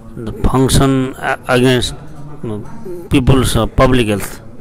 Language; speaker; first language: English; non-native, local second language; Nepali